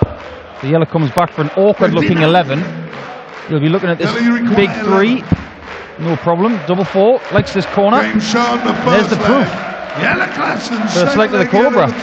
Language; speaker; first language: English; native; English